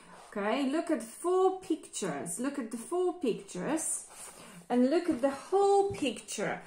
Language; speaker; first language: English; non-native, fluent; Polish